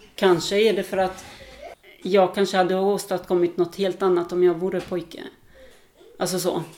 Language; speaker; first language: Swedish; early bilingual, other home language; Albanian